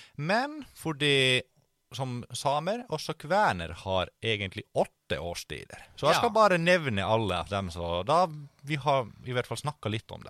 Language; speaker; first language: Norwegian; non-native, fluent; Finnish